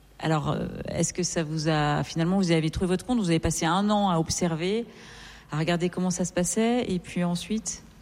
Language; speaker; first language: French; native; French